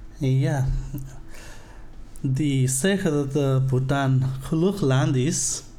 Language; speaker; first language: Dutch; non-native, learner; Nepali